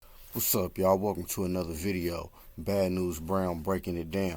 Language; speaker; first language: English; native; English